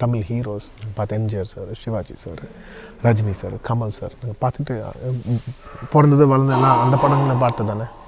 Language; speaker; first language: Tamil; non-native, local second language; Telugu